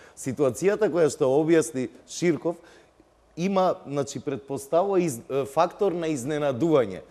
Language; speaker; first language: Macedonian; non-native, local second language; Albanian